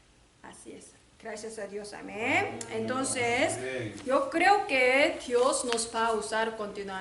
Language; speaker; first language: Spanish; non-native, learner; Korean